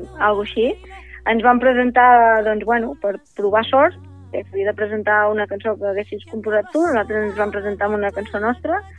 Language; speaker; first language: Catalan; non-native, local second language; Spanish